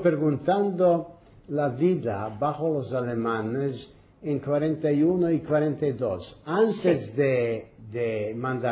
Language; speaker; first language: Spanish; early bilingual, heritage; Ladino